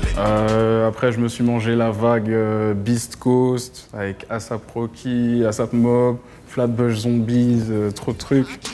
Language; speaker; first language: French; native; French